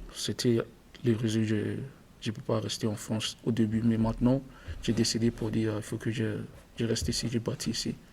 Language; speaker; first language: French; non-native, learner; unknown